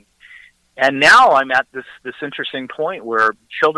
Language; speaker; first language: English; native; English